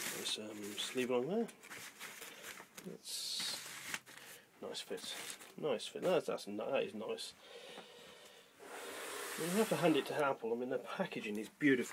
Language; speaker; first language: English; native; English